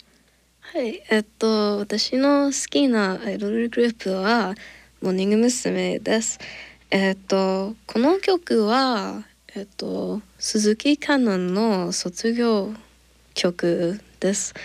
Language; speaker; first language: Japanese; non-native, learner; English